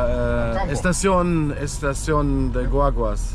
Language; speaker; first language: Spanish; non-native, learner; German